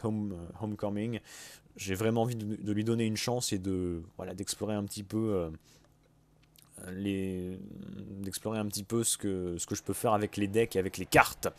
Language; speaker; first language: French; native; French